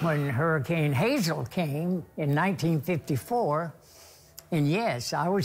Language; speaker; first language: English; native; English